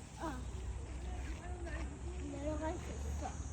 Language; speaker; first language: Korean; early bilingual, other home language; Uzbek